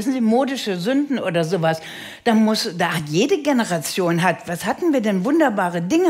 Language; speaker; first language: German; native; German